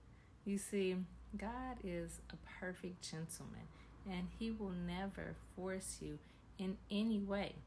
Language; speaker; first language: English; native; English